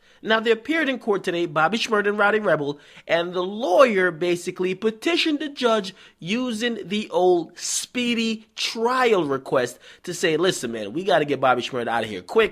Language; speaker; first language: English; native; English